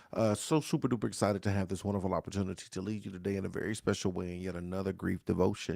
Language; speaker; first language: English; native; English